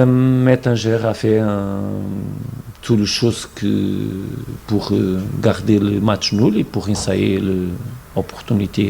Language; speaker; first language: French; non-native, fluent; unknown